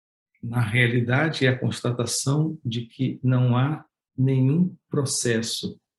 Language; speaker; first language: Portuguese; native; Portuguese